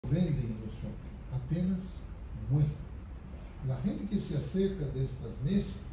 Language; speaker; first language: Spanish; non-native, fluent; Portuguese